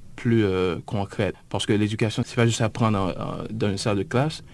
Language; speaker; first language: French; native; French